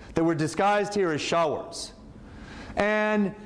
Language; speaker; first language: English; native; English